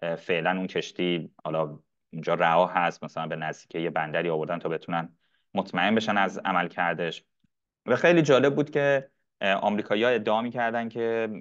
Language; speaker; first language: Persian; non-native, local second language; Arabic